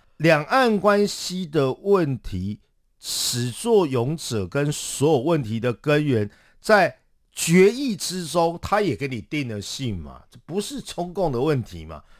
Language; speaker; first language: Chinese; native; Chinese